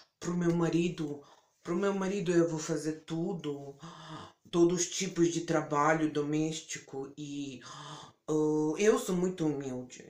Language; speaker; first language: Portuguese; early bilingual, heritage; Portuguese